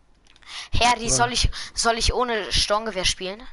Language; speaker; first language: German; native; German